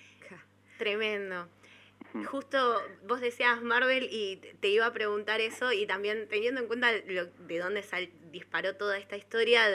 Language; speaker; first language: Spanish; native; Spanish